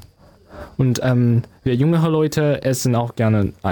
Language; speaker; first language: German; non-native, learner; Chinese